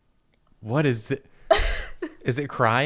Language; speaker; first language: English; native; English